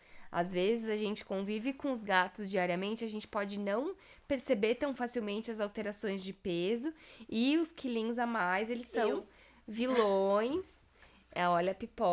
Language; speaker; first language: Portuguese; native; Portuguese